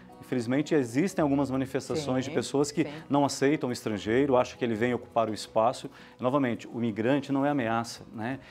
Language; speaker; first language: Portuguese; native; Portuguese